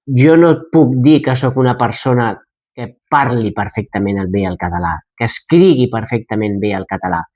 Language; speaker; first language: Catalan; non-native, local second language; Spanish